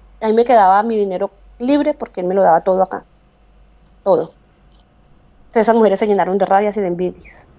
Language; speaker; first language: Spanish; native; Spanish